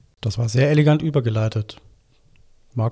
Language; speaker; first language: German; non-native, fluent; Russian